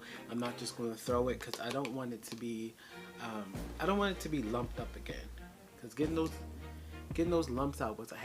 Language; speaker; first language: English; native; English